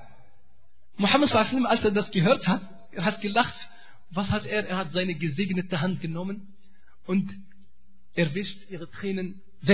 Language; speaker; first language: German; non-native, fluent; Arabic